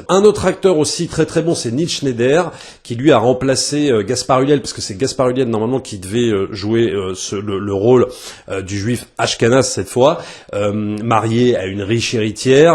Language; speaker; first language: French; native; French